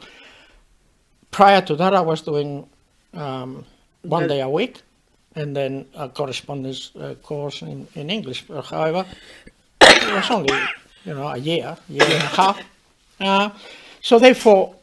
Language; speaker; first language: English; non-native, fluent; Spanish